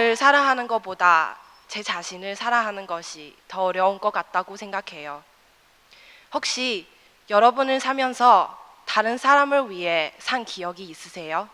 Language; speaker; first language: Korean; non-native, fluent; Chinese